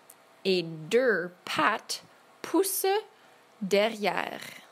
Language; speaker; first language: French; non-native, fluent; English